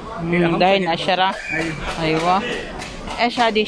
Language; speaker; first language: Arabic; non-native, learner; Filipino